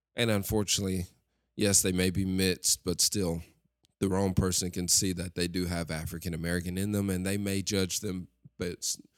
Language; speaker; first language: English; native; English